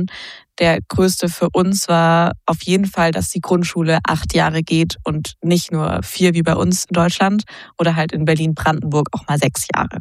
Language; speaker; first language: German; native; German